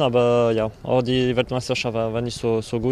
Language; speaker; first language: German; non-native, learner; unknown